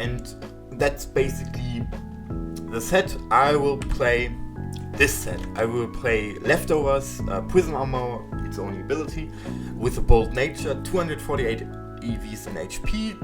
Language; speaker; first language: English; non-native, fluent; German